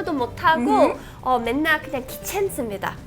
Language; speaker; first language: Korean; non-native, fluent; English